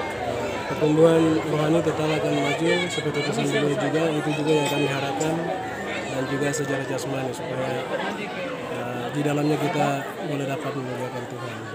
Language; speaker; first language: Indonesian; non-native, local second language; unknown